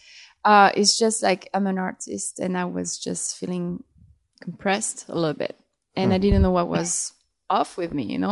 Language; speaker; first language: English; non-native, fluent; French